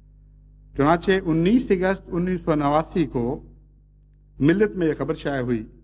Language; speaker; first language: Urdu; native; Urdu